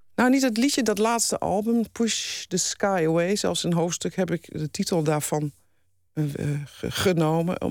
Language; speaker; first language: Dutch; native; Dutch